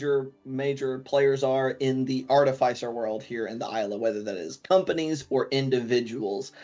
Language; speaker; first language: English; native; English